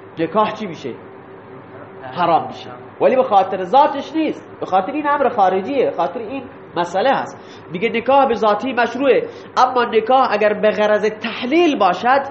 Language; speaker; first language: Persian; non-native, local second language; Baluchi